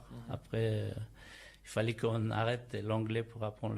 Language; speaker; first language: French; non-native, fluent; Turkish